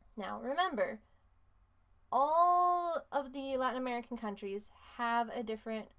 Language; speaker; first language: English; native; English